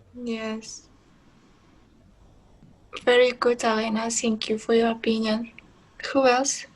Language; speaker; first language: English; non-native, fluent; Kazakh